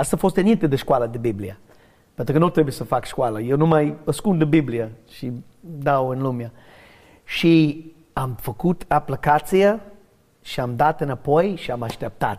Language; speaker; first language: Romanian; non-native, learner; English